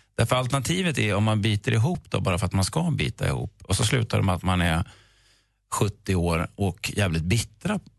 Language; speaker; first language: Swedish; native; Swedish